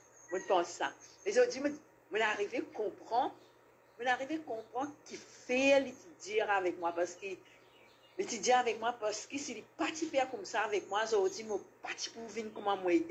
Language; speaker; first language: French; non-native, learner; Morisyen